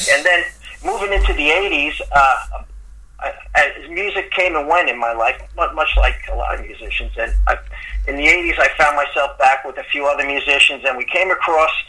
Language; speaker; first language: English; native; English